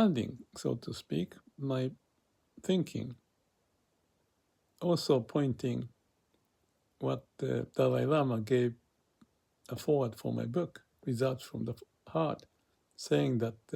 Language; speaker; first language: English; non-native, fluent; Japanese